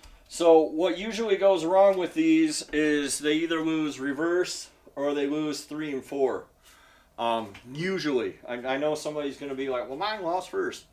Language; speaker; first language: English; native; English